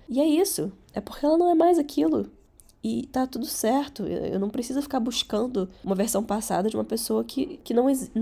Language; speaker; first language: Portuguese; early bilingual, other home language; Catalan